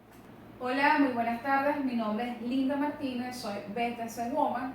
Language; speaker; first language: Spanish; native; Spanish